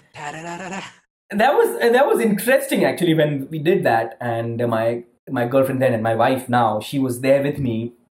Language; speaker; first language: English; non-native, local second language; Gujarati